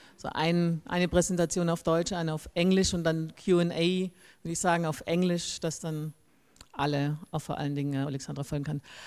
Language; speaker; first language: German; native; German